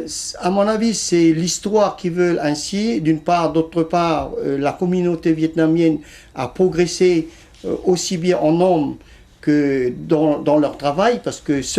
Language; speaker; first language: French; early bilingual, other home language; Vietnamese